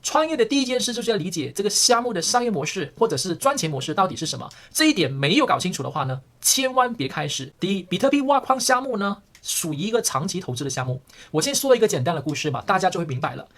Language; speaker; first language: Chinese; early bilingual, heritage; Chinese